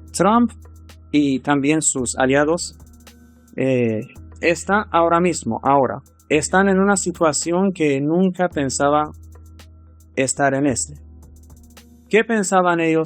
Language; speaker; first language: Spanish; non-native, fluent; Persian